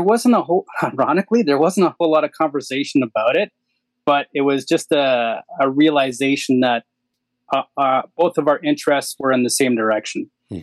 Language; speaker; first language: English; native; English